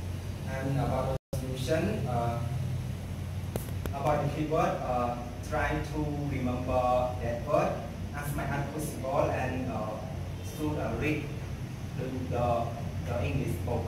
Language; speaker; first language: English; non-native, learner; Khmer